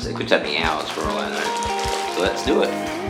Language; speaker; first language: English; native; English